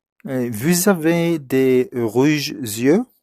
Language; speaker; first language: French; non-native, learner; English